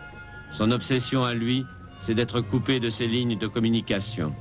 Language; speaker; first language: French; native; French